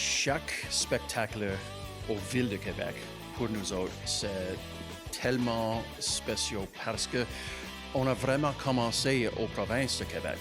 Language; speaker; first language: French; non-native, local second language; English